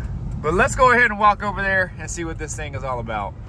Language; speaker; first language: English; native; English